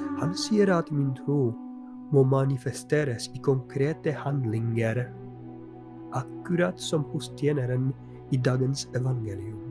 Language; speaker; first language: Norwegian; non-native, fluent; Polish